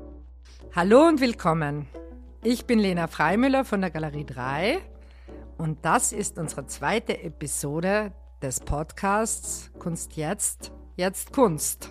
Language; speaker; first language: German; native; German